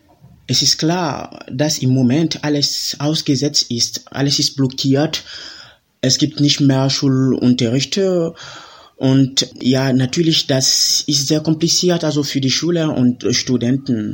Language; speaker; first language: German; non-native, fluent; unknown